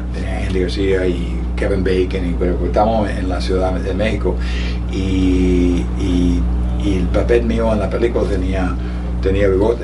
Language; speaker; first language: Spanish; early bilingual, heritage; Spanish